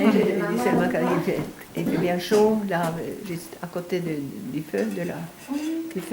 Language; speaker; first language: French; non-native, fluent; Norwegian